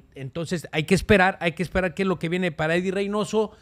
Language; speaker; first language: Spanish; native; Spanish